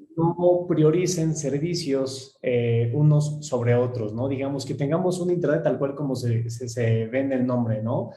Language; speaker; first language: Spanish; native; Spanish